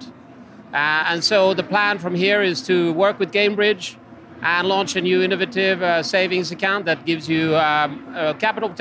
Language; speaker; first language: English; non-native, fluent; Finnish